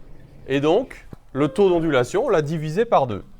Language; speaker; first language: French; native; French